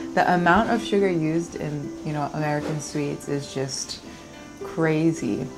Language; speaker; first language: English; early bilingual, other home language; Japanese